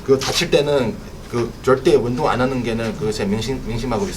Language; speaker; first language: Korean; non-native, learner; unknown